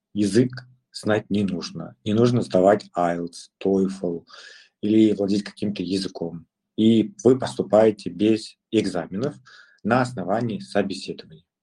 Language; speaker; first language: Russian; non-native, local second language; Kazakh